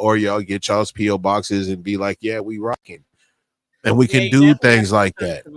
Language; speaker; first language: English; native; English